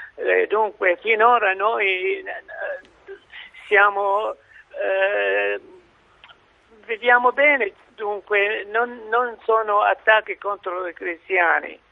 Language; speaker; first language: Italian; non-native, fluent; Arabic